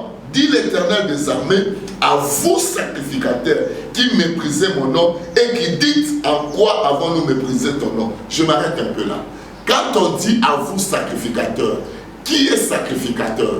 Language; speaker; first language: French; non-native, local second language; Lingala